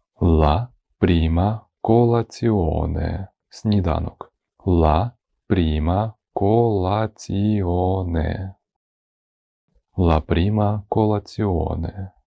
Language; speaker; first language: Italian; non-native, fluent; Ukrainian